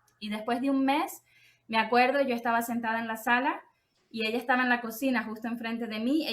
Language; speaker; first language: Spanish; native; Spanish